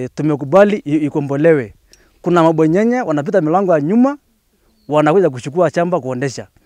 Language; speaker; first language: Swahili; native; Swahili